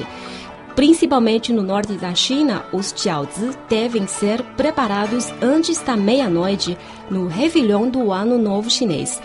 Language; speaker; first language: Portuguese; non-native, fluent; Chinese